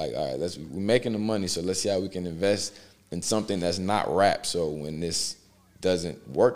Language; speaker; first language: English; native; English